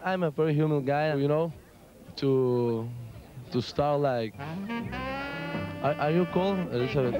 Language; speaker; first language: English; non-native, learner; Spanish